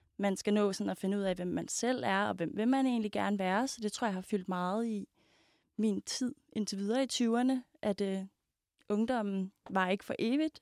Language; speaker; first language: Danish; native; Danish